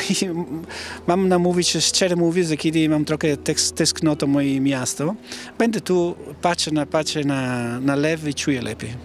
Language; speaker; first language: Polish; non-native, learner; Italian